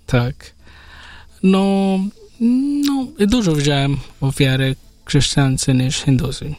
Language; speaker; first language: Polish; non-native, learner; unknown